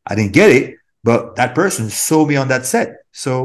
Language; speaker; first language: English; non-native, fluent; French